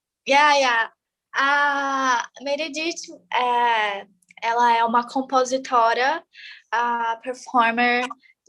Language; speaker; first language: Portuguese; non-native, learner; English